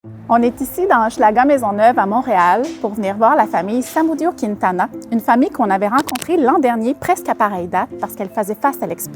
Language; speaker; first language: French; native; French